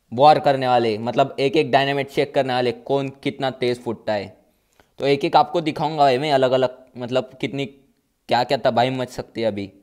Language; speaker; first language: Hindi; non-native, local second language; Marathi